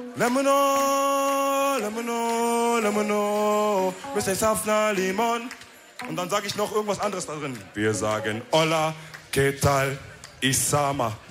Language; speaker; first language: German; early bilingual, other home language; Wolof